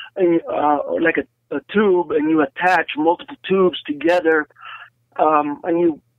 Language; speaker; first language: English; native; English